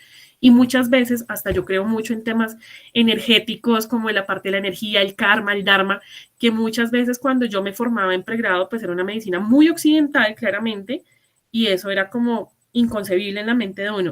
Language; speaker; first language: Spanish; native; Spanish